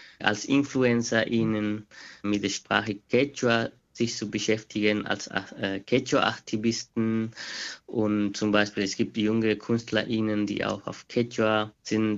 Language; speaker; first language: German; non-native, fluent; Quechua